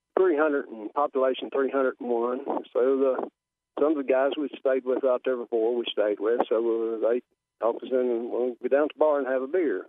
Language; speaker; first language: English; native; English